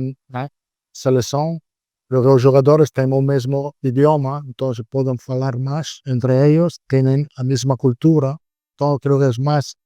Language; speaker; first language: Portuguese; non-native, learner; Italian